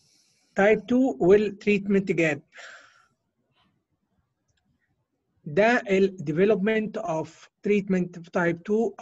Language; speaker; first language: Arabic; native; Arabic